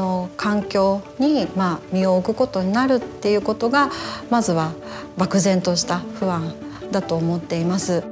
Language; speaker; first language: Japanese; native; Japanese